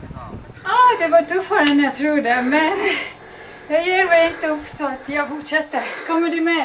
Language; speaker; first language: Swedish; non-native, fluent; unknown